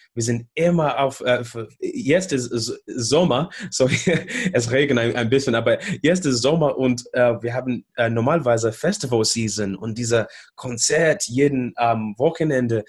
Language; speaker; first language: German; non-native, learner; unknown